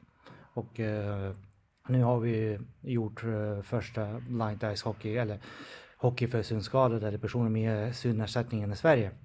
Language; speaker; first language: Swedish; non-native, fluent; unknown